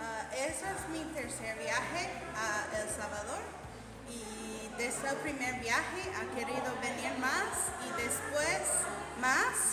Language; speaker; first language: Spanish; non-native, learner; English